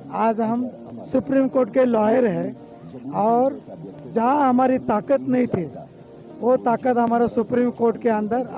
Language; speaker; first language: Hindi; non-native, local second language; Kannada